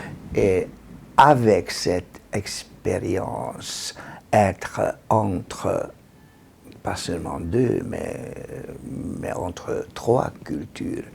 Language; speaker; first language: French; non-native, learner; Hungarian